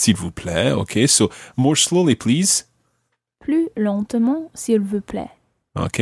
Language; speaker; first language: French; non-native, fluent; English